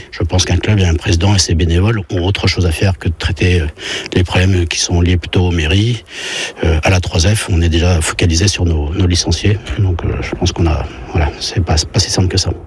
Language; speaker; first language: French; native; French